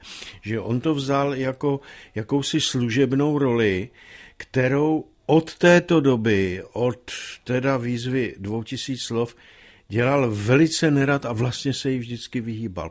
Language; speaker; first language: Czech; native; Czech